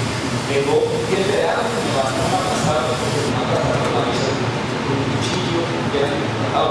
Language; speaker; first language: Spanish; native; Spanish